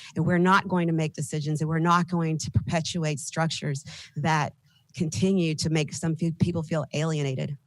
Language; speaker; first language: English; native; English